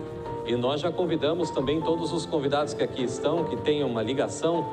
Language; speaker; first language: Portuguese; native; Portuguese